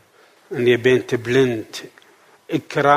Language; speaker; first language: Dutch; non-native, fluent; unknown